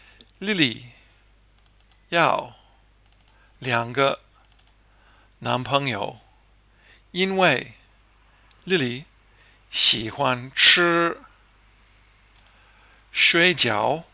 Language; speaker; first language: Chinese; non-native, fluent; English